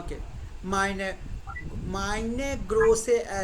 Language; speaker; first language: German; non-native, fluent; Hindi